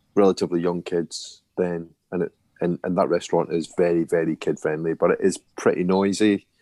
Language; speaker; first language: English; native; English